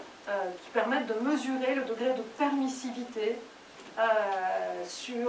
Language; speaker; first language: French; native; French